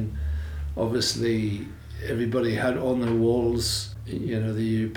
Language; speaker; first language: English; native; English